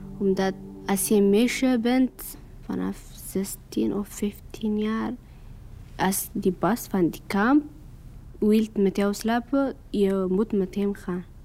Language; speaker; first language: Dutch; non-native, learner; Tigrinya